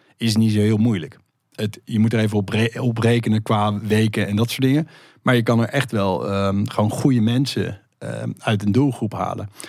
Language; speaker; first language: Dutch; native; Dutch